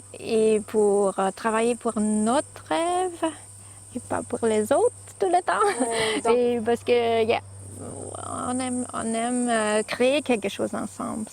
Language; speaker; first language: French; non-native, learner; English